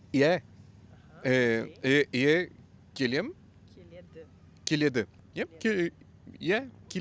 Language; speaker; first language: Kazakh; non-native, learner; Spanish